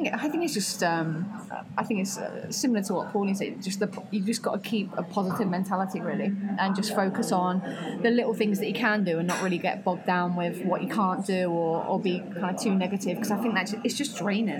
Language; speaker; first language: English; native; English